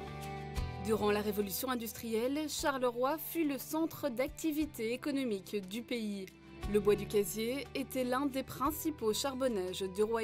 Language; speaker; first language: French; native; French